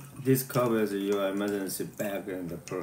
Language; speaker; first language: English; non-native, learner; Korean